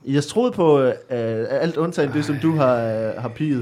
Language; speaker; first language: Danish; native; Danish